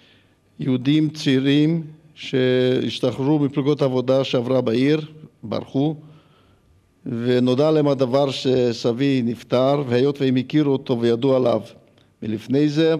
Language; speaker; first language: Hebrew; early bilingual, other home language; Hungarian